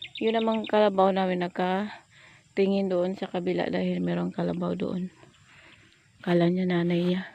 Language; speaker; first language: Filipino; non-native, local second language; Cebuano